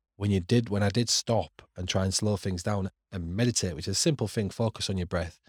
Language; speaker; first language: English; native; English